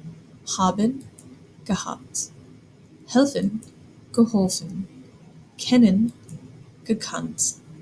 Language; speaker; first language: German; non-native, fluent; English